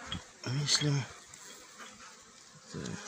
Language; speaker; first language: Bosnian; non-native, learner; Russian